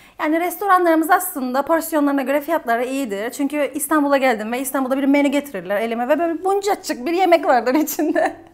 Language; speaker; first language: Turkish; native; Turkish